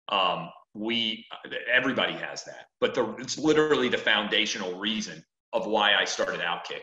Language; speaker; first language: English; native; English